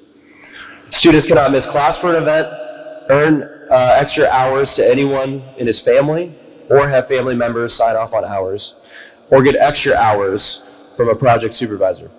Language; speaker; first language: English; native; English